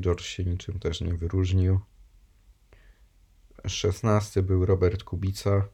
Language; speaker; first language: Polish; native; Polish